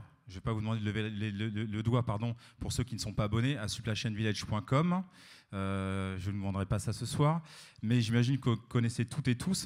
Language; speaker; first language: French; native; French